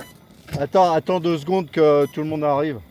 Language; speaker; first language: French; native; French